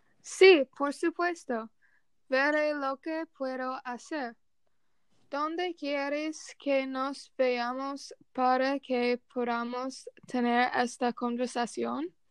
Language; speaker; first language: Spanish; non-native, learner; English